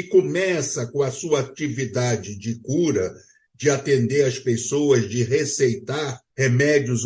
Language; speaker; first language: Portuguese; native; Portuguese